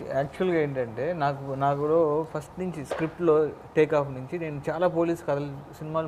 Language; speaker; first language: Telugu; native; Telugu